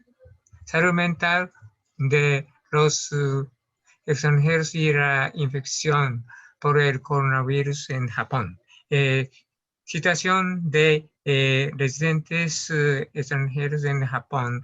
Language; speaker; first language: Spanish; non-native, learner; Japanese